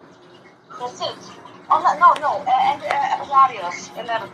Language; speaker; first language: English; non-native, fluent; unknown